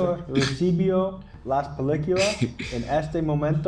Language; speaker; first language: Spanish; non-native, learner; English